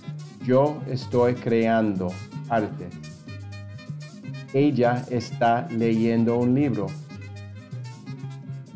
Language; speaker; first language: Spanish; non-native, fluent; English